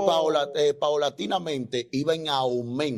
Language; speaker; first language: Spanish; native; Spanish